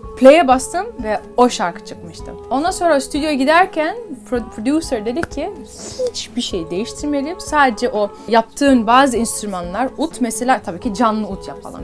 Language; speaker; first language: Turkish; early bilingual, heritage; Turkish